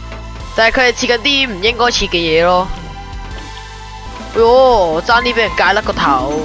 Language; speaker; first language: Chinese; native; Chinese